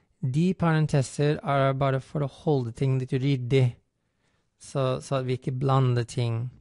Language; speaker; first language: Norwegian; non-native, fluent; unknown